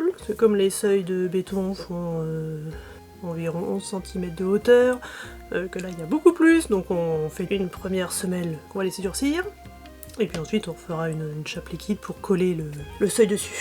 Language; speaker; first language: French; native; French